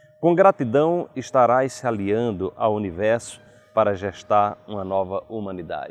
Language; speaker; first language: Portuguese; native; Portuguese